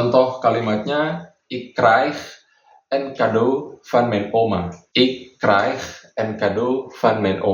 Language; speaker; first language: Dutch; non-native, fluent; Indonesian